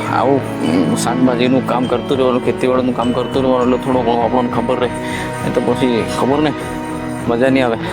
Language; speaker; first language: Gujarati; non-native, local second language; Bhili